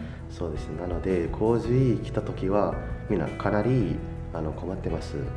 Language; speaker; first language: Japanese; non-native, fluent; Indonesian